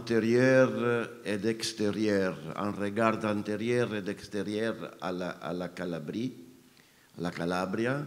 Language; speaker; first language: French; non-native, fluent; Italian